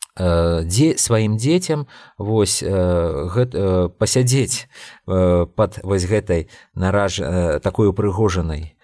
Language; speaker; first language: Belarusian; non-native, local second language; Russian